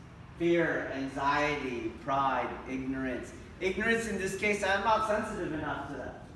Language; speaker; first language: English; native; English